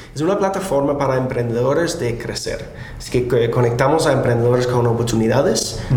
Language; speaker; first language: Spanish; non-native, fluent; Danish